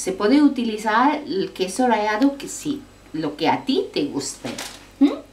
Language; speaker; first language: Spanish; non-native, fluent; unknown